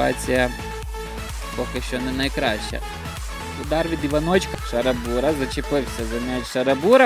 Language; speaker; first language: Ukrainian; native; Ukrainian